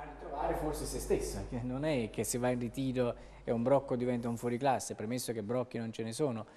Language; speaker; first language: Italian; native; Italian